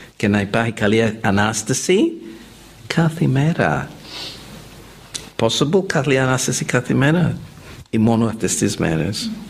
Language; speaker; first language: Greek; non-native, learner; English